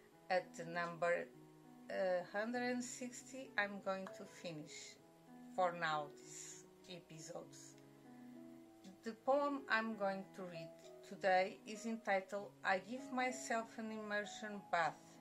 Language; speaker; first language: English; non-native, fluent; Portuguese